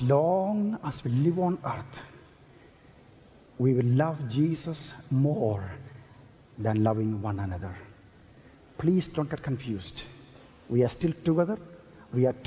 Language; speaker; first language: English; non-native, local second language; Malayalam